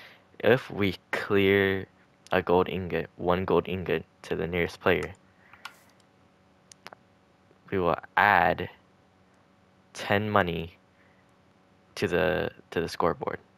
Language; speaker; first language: English; native; English